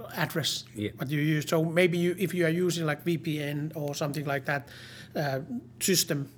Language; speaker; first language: English; non-native, learner; Finnish